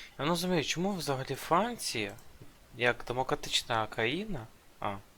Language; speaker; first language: Ukrainian; non-native, local second language; Russian